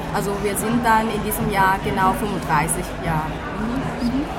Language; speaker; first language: German; non-native, fluent; Thai